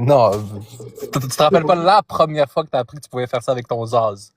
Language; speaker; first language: French; native; French